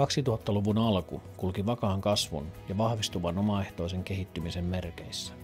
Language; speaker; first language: Finnish; native; Finnish